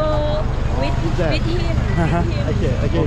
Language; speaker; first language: English; non-native, learner; Thai